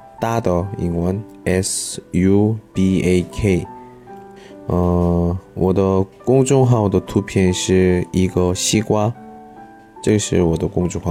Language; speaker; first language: Chinese; non-native, learner; Korean